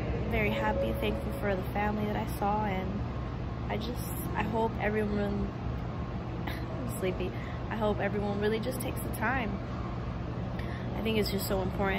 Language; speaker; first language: English; early bilingual, other home language; Spanish